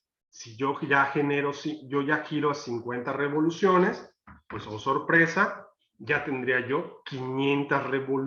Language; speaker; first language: Spanish; native; Spanish